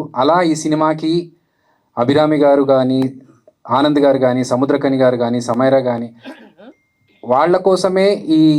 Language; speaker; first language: Telugu; native; Telugu